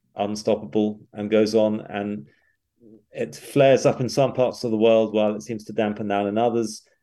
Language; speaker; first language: English; native; English